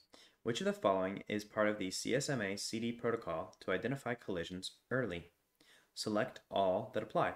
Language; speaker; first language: English; native; English